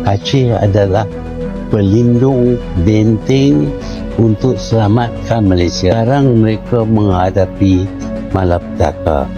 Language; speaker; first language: Malay; native; Malay